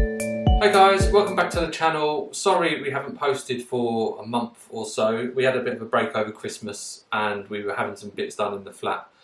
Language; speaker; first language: English; native; English